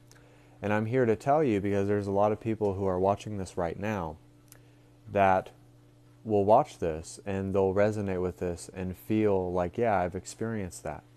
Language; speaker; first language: English; native; English